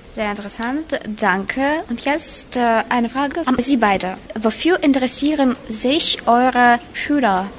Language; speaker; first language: German; non-native, fluent; Russian